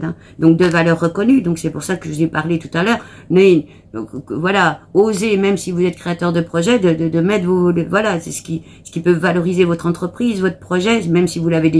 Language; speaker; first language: French; native; French